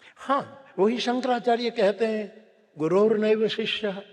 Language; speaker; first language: Hindi; non-native, local second language; Gujarati